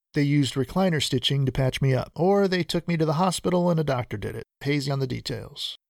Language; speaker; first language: English; early bilingual, other home language; Spanish